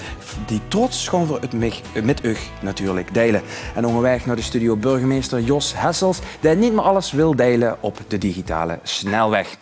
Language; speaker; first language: Dutch; native; Dutch